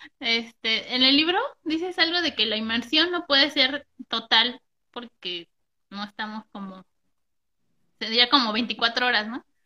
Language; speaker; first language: Spanish; native; Spanish